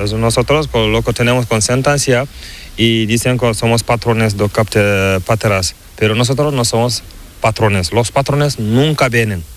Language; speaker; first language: Spanish; non-native, learner; Fula